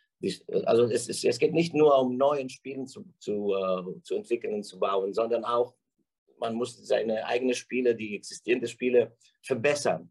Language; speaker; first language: German; non-native, fluent; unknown